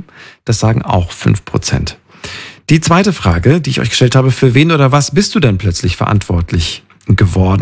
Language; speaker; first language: German; native; German